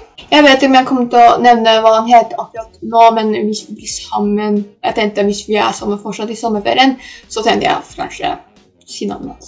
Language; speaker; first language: Norwegian; early bilingual, other home language; Polish